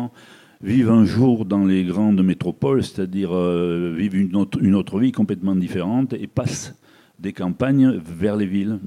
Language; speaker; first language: French; native; French